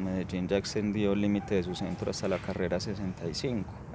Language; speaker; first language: Spanish; native; Spanish